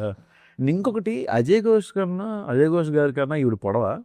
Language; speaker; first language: Telugu; native; Telugu